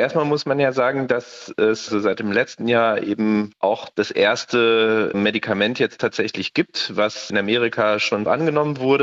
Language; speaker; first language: German; native; German